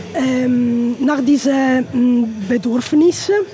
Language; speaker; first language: German; non-native, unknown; Italian